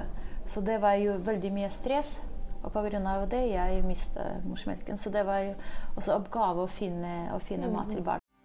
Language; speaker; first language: Swedish; non-native, fluent; Ukrainian